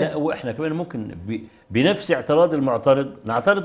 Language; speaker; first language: Arabic; native; Arabic